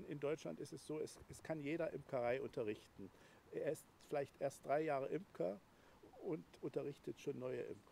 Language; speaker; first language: German; native; German